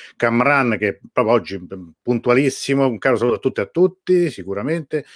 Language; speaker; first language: Italian; native; Italian